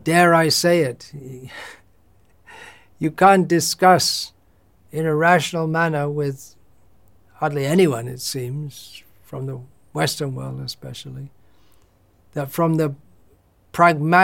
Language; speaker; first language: English; native; English